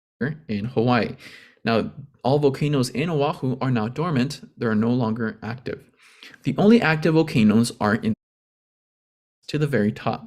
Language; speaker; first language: English; native; English